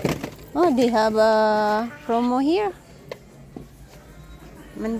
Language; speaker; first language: English; non-native, local second language; Filipino